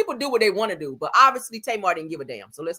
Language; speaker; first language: English; native; English